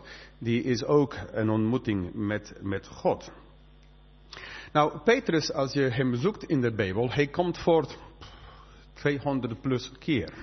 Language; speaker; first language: Dutch; non-native, fluent; English